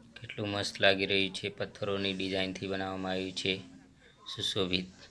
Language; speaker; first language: Gujarati; non-native, local second language; Rathawi